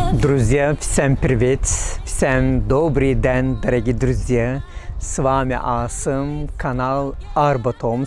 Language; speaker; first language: Russian; non-native, fluent; Turkish